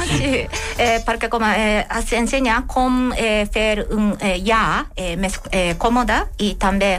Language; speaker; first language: Catalan; non-native, learner; Japanese